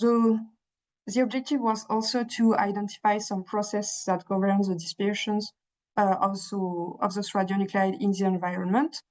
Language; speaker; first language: English; non-native, fluent; French